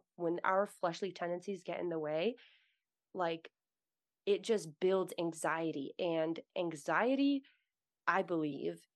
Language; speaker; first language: English; native; English